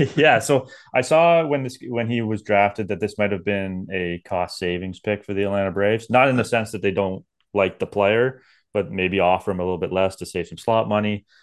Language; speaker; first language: English; native; English